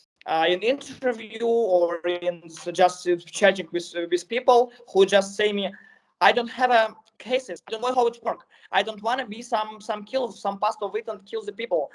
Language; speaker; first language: English; non-native, learner; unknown